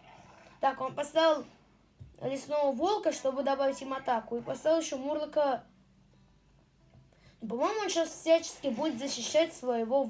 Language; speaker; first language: Russian; native; Russian